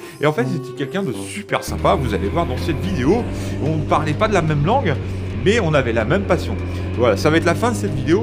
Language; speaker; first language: French; native; French